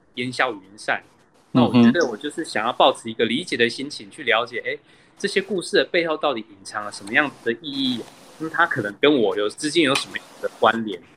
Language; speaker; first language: Chinese; native; Chinese